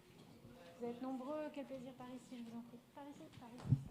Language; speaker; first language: French; native; French